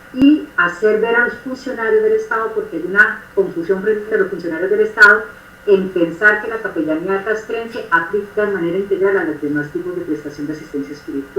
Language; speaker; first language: Spanish; native; Spanish